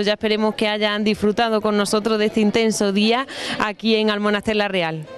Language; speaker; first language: Spanish; native; Spanish